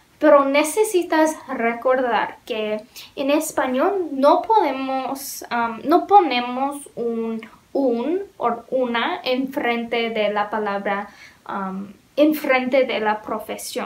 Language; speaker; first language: Spanish; non-native, learner; English